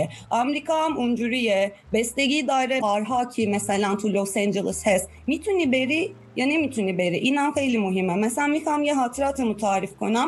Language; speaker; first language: Persian; non-native, fluent; Turkish